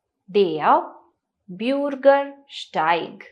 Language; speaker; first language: German; non-native, fluent; Hindi